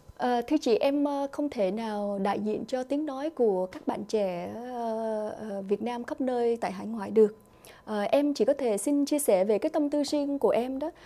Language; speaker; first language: Vietnamese; early bilingual, other home language; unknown